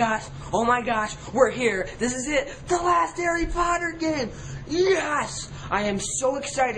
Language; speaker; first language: English; native; English